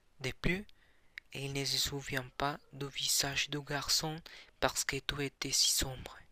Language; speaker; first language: French; non-native, learner; Spanish